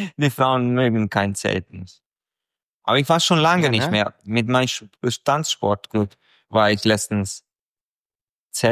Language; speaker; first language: German; non-native, fluent; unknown